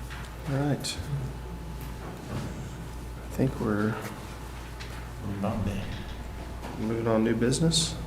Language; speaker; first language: English; native; English